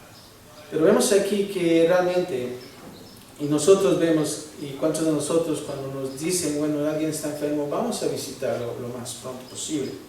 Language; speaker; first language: Spanish; early bilingual, heritage; Spanish